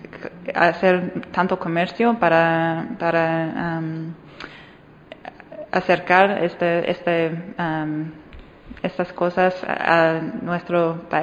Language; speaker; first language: Spanish; non-native, fluent; English